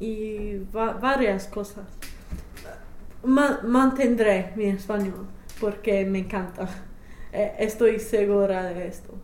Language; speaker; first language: Spanish; non-native, fluent; English